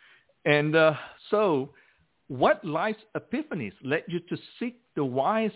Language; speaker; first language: English; non-native, local second language; Min Nan Chinese